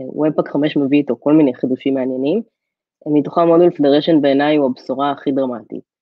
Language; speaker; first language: Hebrew; native; Hebrew